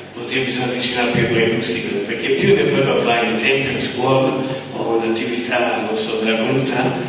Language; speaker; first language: Italian; early bilingual, other home language; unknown